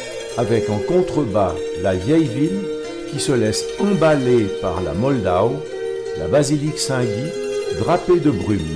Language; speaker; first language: French; native; French